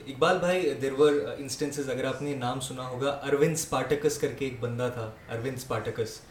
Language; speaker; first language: Urdu; native; Urdu